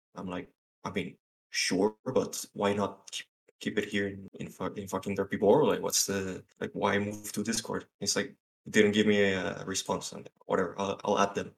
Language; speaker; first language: English; non-native, fluent; Spanish